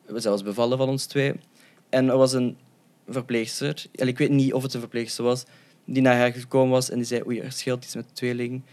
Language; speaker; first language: Dutch; early bilingual, other home language; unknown